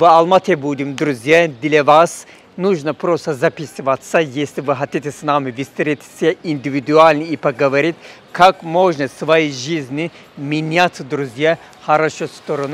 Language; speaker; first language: Russian; non-native, fluent; Turkish